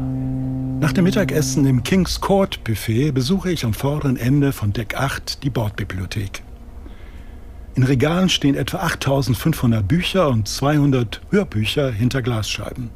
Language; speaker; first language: German; native; German